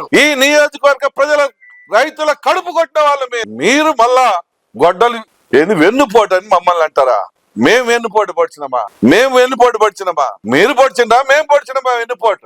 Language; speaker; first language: Telugu; native; Telugu